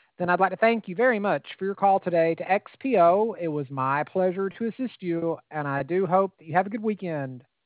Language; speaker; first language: English; native; English